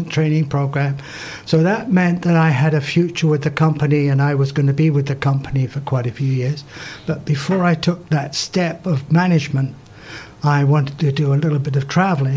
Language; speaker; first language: English; native; English